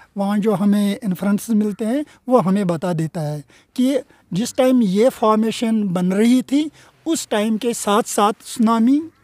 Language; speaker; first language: Urdu; non-native, local second language; Kashmiri